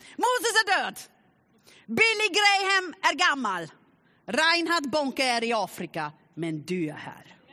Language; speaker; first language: Swedish; non-native, fluent; German